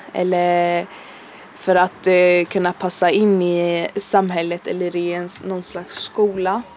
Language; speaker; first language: Swedish; early bilingual, other home language; Arabic